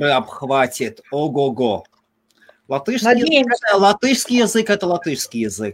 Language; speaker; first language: Russian; non-native, local second language; Latvian